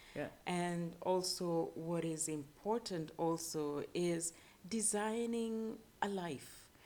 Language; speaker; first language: English; non-native, local second language; Luo (Kenya and Tanzania)